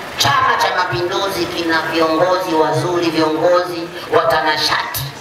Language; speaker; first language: Swahili; native; Swahili